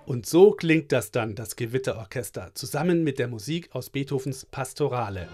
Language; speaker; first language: German; native; German